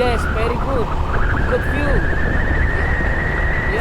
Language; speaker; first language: English; non-native, learner; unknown